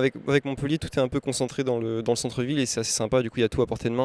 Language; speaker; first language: French; native; French